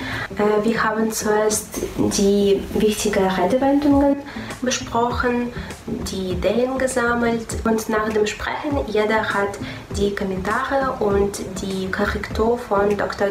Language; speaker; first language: German; non-native, fluent; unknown